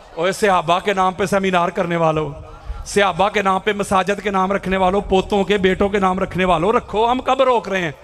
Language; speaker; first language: Urdu; non-native, local second language; Punjabi